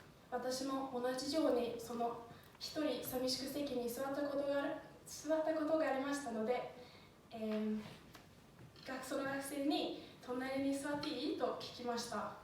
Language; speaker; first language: Japanese; non-native, fluent; Swedish